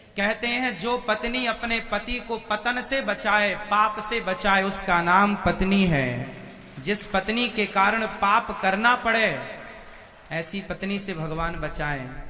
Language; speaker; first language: Hindi; native; Hindi